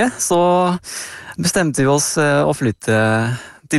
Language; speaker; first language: Norwegian; non-native, fluent; Dutch